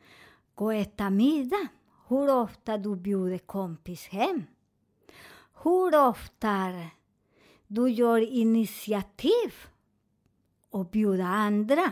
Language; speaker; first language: Swedish; non-native, learner; Spanish